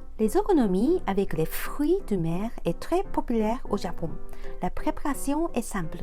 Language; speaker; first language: French; non-native, fluent; Japanese